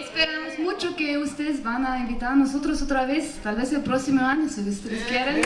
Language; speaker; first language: Spanish; non-native, learner; German